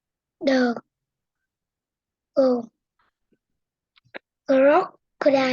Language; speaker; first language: English; non-native, learner; Vietnamese